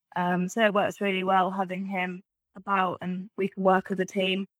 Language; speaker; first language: English; native; English